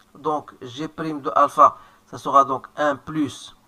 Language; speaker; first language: French; non-native, local second language; Arabic